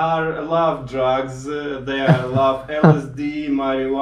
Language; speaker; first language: English; non-native, learner; Russian